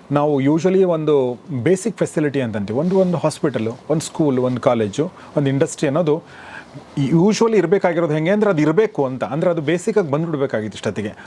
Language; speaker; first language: Kannada; native; Kannada